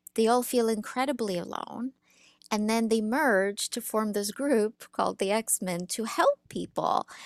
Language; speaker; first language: English; early bilingual, other home language; Russian